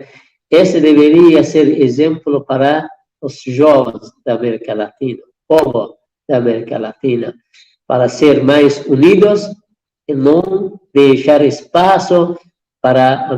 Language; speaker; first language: Portuguese; non-native, fluent; Persian